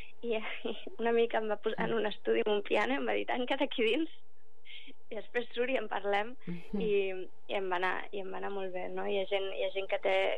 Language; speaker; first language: Catalan; non-native, local second language; English